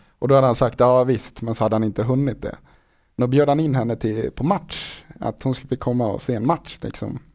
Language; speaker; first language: Swedish; native; Swedish